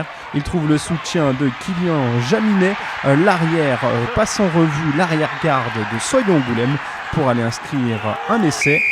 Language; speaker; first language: French; native; French